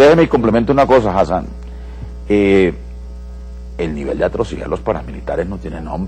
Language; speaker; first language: Spanish; native; Spanish